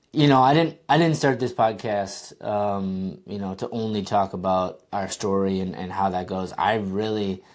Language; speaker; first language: English; native; English